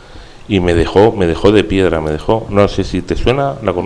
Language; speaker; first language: Spanish; native; Spanish